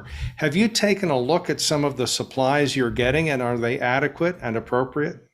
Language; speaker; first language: English; native; English